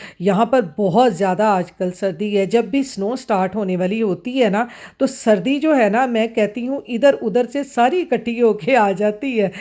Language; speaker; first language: Urdu; non-native, local second language; Punjabi